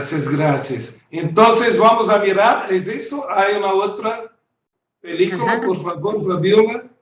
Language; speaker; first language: Spanish; non-native, learner; Portuguese